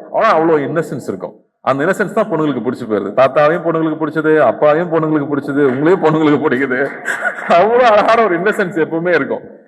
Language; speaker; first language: Tamil; native; Tamil